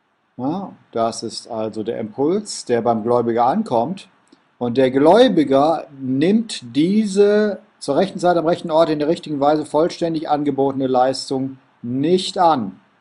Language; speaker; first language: German; native; German